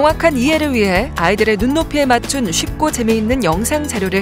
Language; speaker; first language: Korean; native; Korean